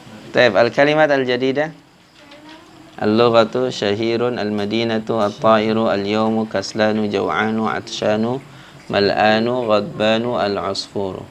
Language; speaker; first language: Arabic; non-native, fluent; Indonesian